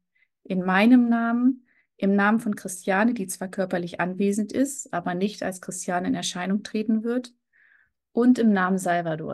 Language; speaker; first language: German; native; German